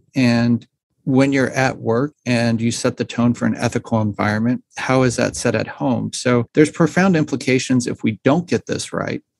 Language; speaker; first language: English; native; English